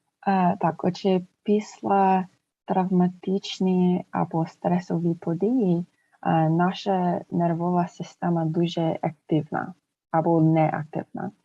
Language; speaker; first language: Ukrainian; early bilingual, heritage; English